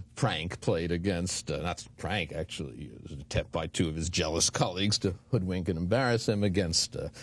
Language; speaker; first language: English; native; English